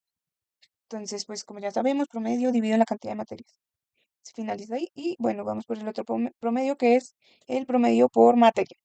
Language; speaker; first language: Spanish; native; Spanish